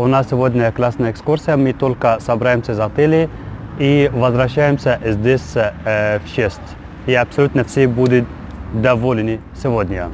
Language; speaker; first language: Russian; non-native, learner; Arabic